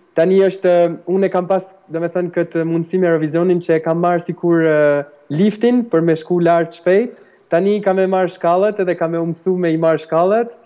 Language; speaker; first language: Albanian; early bilingual, heritage; Albanian